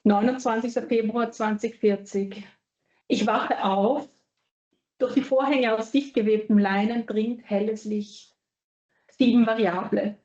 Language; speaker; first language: German; early bilingual, other home language; Albanian